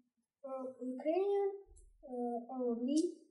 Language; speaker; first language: French; non-native, learner; Ukrainian